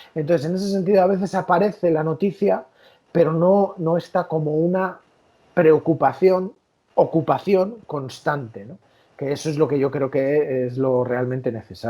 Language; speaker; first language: Spanish; native; Spanish